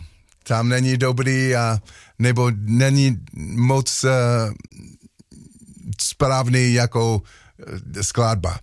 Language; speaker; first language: Czech; non-native, learner; English